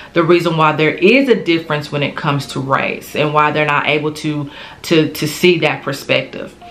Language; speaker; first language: English; native; English